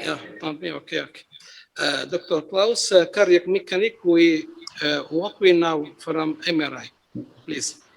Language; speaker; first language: English; non-native, learner; Bulgarian